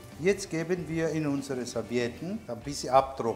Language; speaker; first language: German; non-native, learner; Italian